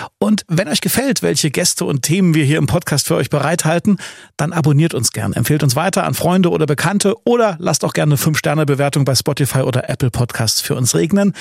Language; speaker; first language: German; native; German